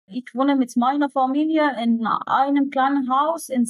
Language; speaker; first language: German; non-native, fluent; Arabic